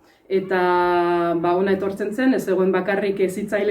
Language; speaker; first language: Basque; non-native, fluent; French